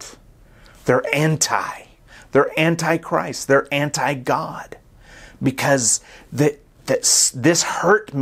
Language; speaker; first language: English; native; English